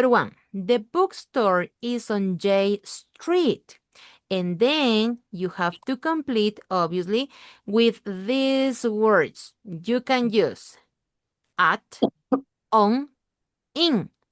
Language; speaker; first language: English; non-native, learner; Spanish